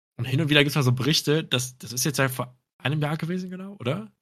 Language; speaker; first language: German; native; German